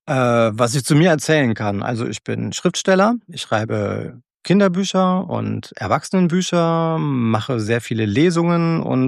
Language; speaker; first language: German; native; German